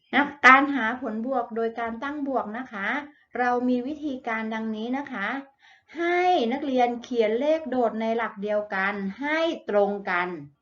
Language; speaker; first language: Thai; native; Thai